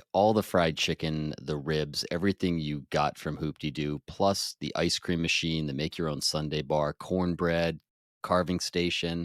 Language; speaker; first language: English; native; English